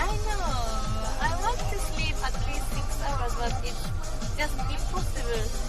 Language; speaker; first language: English; non-native, learner; Japanese